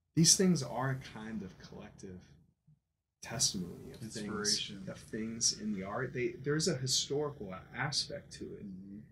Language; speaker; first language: English; native; English